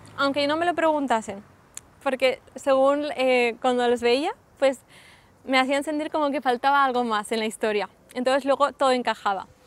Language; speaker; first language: Spanish; early bilingual, other home language; Sindhi